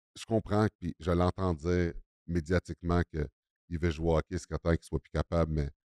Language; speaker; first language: French; native; French